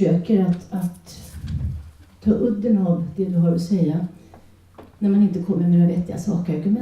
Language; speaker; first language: Swedish; native; Swedish